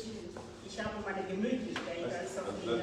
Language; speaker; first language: German; non-native, fluent; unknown